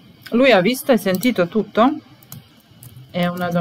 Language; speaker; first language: Italian; non-native, fluent; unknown